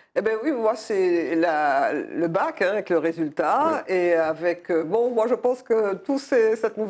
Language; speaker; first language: French; native; French